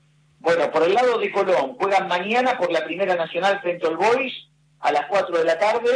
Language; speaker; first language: Spanish; native; Spanish